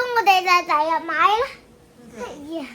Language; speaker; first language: Cantonese; early bilingual, heritage; Cantonese